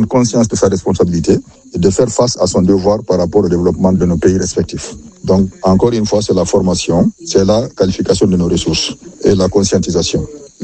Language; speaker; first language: French; non-native, local second language; Fula